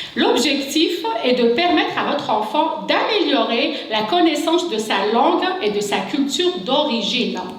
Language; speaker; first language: French; non-native, local second language; Kabyle